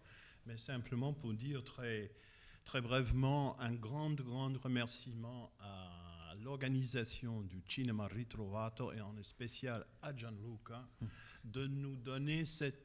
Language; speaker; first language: French; non-native, fluent; English